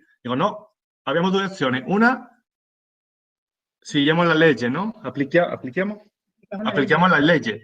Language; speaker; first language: Italian; non-native, fluent; Spanish